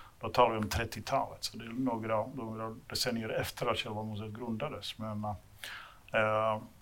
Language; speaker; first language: Swedish; non-native, fluent; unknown